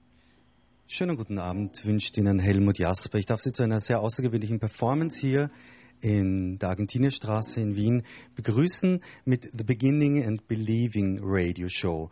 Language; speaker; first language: German; native; German